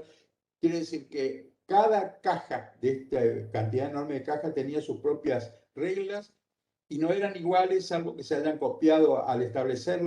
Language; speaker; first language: Spanish; native; Spanish